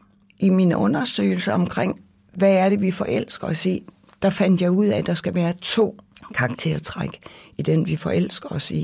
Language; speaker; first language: Danish; native; Danish